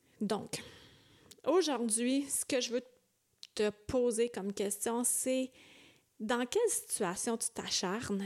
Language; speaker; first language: French; native; French